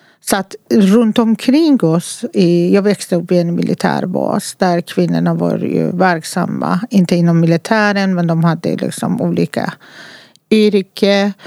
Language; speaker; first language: Swedish; non-native, fluent; Persian